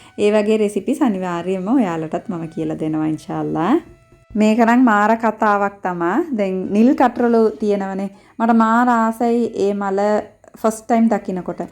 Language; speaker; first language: Sinhala; non-native, local second language; Tamil